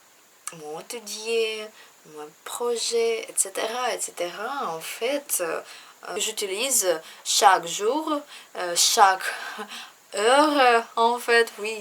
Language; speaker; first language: French; non-native, learner; Russian